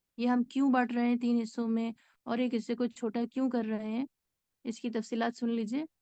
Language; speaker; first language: Urdu; native; Urdu